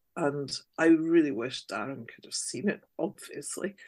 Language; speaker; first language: English; native; English